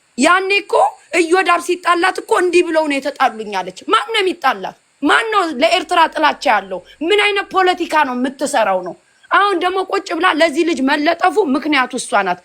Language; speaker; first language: Amharic; native; Amharic